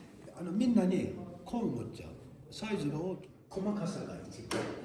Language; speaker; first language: Japanese; non-native, fluent; Turkish